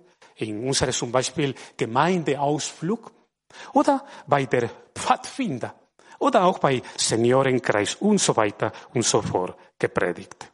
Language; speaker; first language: German; non-native, fluent; Spanish